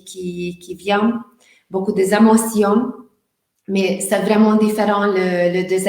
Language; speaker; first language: French; non-native, learner; Hungarian